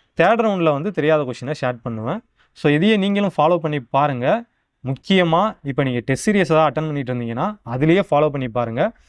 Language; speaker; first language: Tamil; native; Tamil